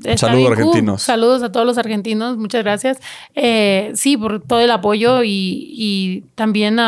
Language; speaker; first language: Spanish; early bilingual, heritage; Spanish